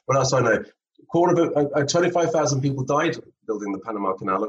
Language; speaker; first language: English; native; English